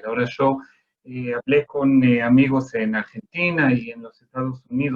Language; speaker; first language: Spanish; non-native, fluent; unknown